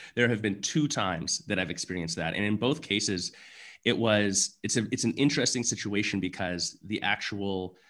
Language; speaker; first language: English; native; English